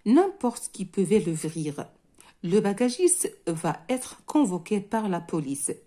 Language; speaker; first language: French; non-native, local second language; Arabic